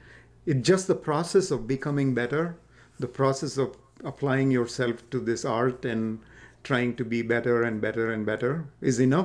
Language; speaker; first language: English; non-native, local second language; Tamil